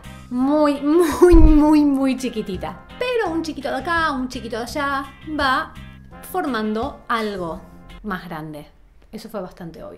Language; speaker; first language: Spanish; native; Spanish